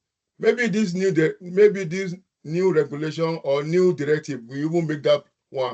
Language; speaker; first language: English; non-native, local second language; Yoruba